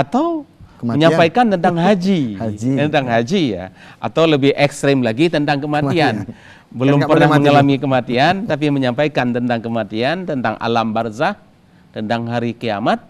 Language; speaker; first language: Indonesian; native; Indonesian